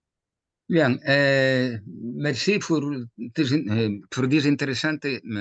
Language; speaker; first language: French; non-native, fluent; Italian